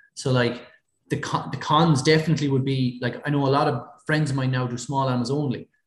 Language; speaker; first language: English; native; English